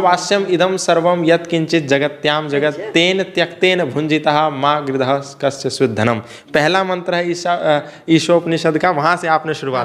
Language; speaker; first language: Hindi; native; Hindi